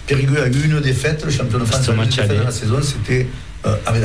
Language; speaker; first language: French; native; French